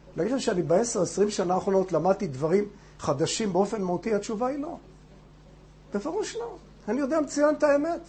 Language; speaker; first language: Hebrew; non-native, fluent; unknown